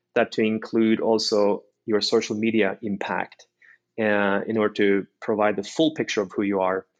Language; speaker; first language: English; non-native, fluent; Norwegian